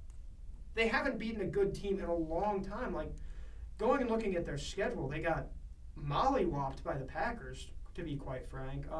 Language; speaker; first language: English; native; English